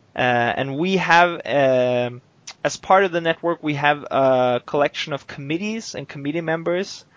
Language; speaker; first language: English; non-native, fluent; Norwegian